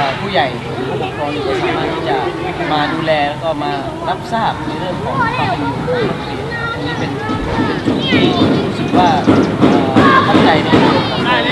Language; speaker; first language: Thai; native; Thai